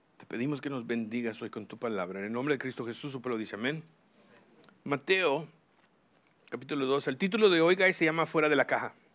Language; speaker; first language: Spanish; early bilingual, heritage; Spanish